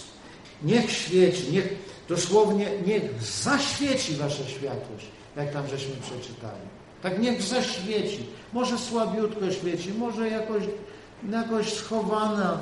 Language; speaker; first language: Polish; native; Polish